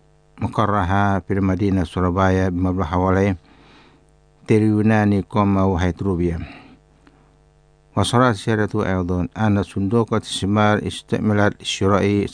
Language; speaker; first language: Arabic; non-native, fluent; Indonesian